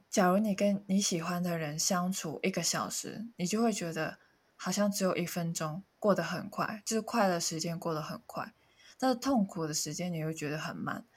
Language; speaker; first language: Chinese; non-native, local second language; Cantonese